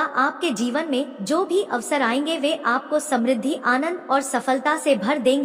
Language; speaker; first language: Hindi; native; Hindi